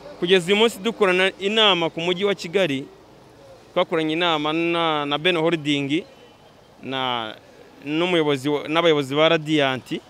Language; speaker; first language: Kinyarwanda; native; Kinyarwanda